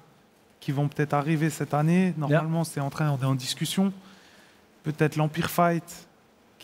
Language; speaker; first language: French; native; French